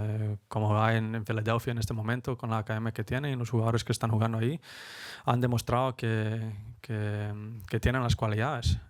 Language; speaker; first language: Spanish; early bilingual, heritage; Spanish